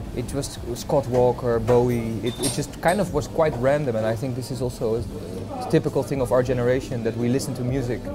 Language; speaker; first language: English; non-native, fluent; Dutch